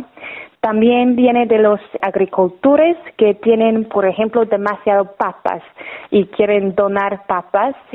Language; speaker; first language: Spanish; non-native, fluent; English